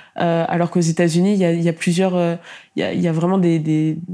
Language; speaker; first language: French; native; French